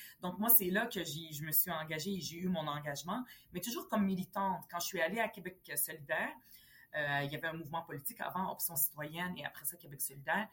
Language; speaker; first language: French; early bilingual, other home language; Arabic